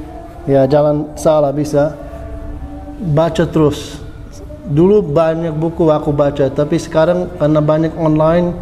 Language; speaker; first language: Indonesian; non-native, fluent; English